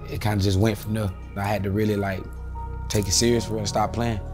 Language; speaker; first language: English; native; English